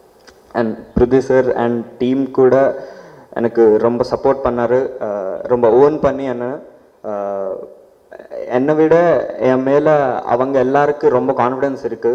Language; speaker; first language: Tamil; non-native, learner; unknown